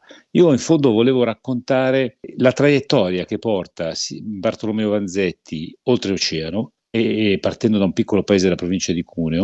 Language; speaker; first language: Italian; native; Italian